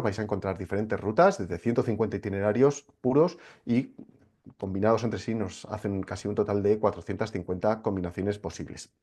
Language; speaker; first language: Spanish; native; Spanish